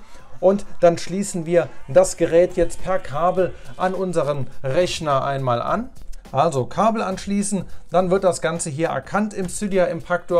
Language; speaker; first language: German; native; German